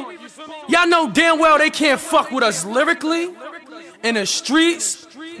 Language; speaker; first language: English; native; English